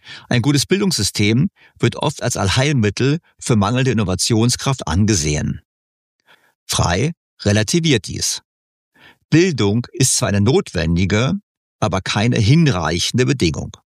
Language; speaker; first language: German; native; German